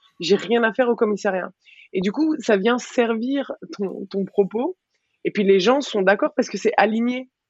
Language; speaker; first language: French; early bilingual, other home language; Arabic